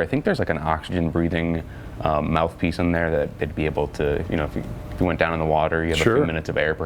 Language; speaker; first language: English; native; English